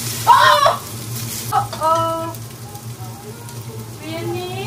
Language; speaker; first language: Dutch; non-native, learner; Indonesian